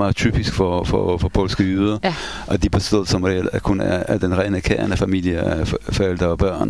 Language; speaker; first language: Danish; non-native, fluent; Polish